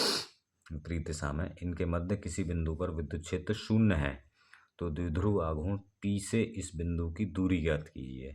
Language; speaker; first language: Hindi; native; Hindi